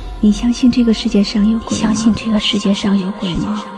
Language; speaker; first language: Chinese; native; Chinese